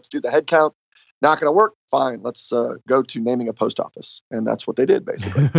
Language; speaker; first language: English; native; English